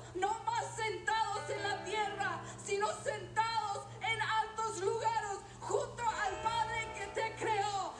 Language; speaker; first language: Spanish; native; Spanish